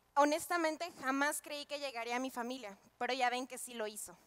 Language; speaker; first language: Spanish; native; Spanish